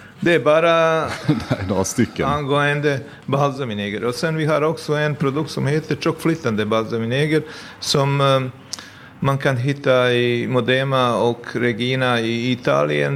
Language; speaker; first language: Swedish; non-native, fluent; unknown